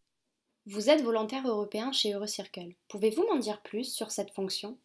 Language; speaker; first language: French; native; French